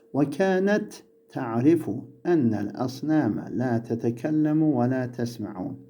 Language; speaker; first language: Arabic; non-native, fluent; Turkish